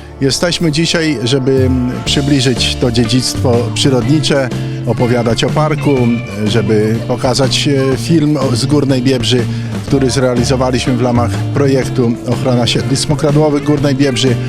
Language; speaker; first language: Polish; native; Polish